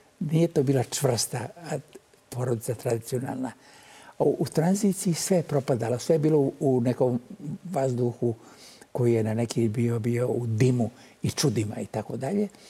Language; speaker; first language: Bosnian; native; Bosnian